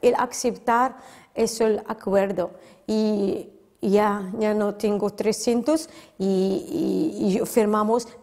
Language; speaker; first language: Spanish; non-native, fluent; Arabic